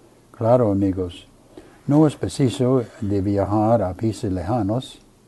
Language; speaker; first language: Spanish; non-native, fluent; English